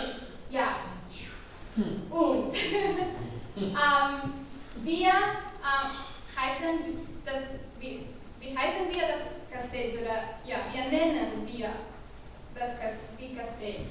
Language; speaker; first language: German; non-native, learner; Catalan